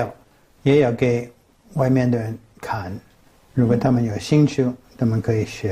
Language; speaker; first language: Chinese; non-native, fluent; English